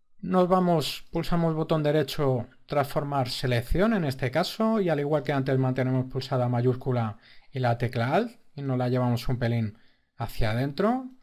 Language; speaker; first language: Spanish; native; Spanish